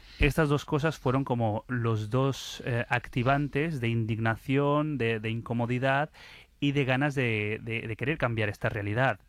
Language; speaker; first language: Spanish; early bilingual, other home language; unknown